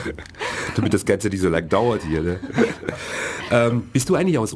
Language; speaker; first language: German; native; German